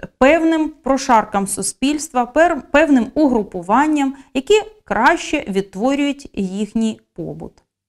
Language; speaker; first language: Ukrainian; native; Ukrainian